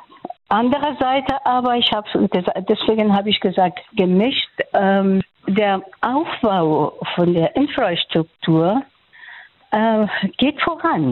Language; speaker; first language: German; non-native, fluent; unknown